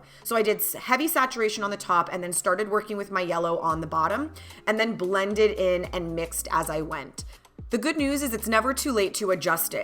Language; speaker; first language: English; native; English